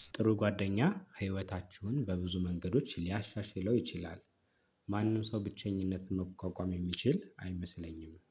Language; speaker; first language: Amharic; native; Amharic